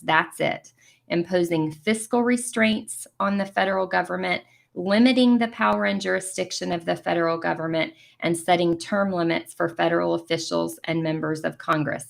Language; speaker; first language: English; native; English